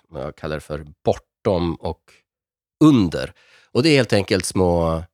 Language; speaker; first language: Swedish; native; Swedish